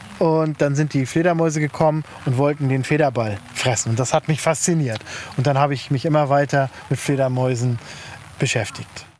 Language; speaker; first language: German; native; German